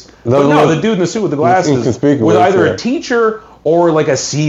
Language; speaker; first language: English; native; English